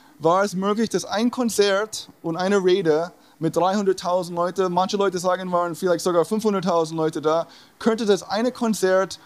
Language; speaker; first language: German; non-native, fluent; English